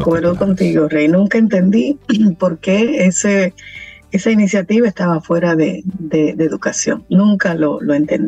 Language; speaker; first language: Spanish; native; Spanish